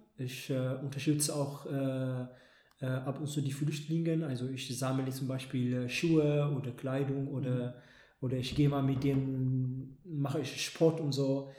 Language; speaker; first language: German; non-native, fluent; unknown